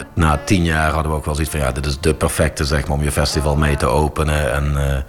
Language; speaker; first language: Dutch; native; Dutch